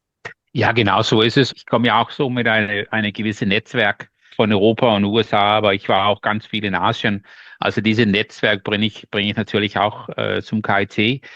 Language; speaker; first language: German; non-native, learner; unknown